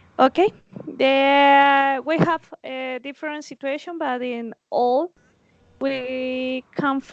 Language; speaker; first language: English; non-native, learner; Spanish